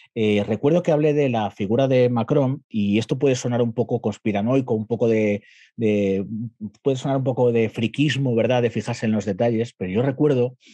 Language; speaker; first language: Spanish; native; Spanish